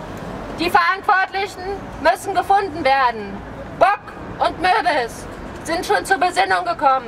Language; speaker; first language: German; native; German